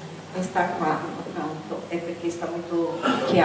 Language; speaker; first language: Italian; non-native, learner; Portuguese